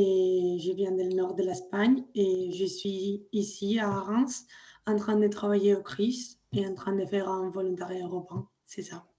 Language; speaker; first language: French; non-native, learner; Spanish